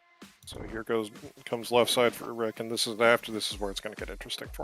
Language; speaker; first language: English; native; English